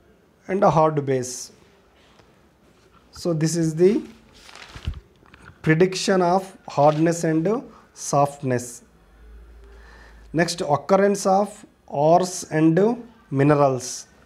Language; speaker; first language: English; non-native, local second language; Telugu